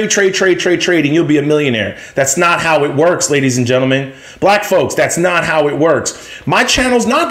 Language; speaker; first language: English; native; English